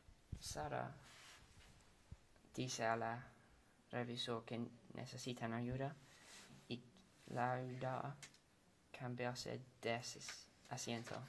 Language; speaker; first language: Spanish; non-native, learner; English